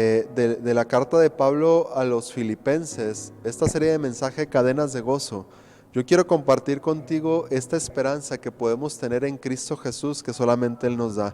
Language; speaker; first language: Spanish; native; Spanish